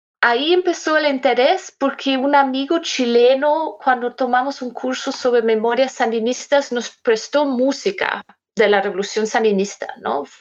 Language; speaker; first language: Spanish; non-native, fluent; German